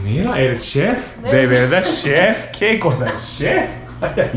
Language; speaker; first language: Spanish; non-native, learner; Japanese